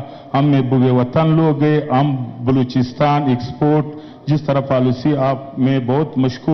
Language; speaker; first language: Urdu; non-native, local second language; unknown